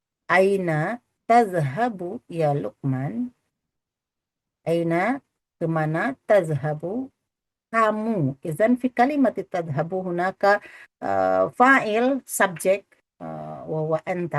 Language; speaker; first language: Arabic; non-native, fluent; Indonesian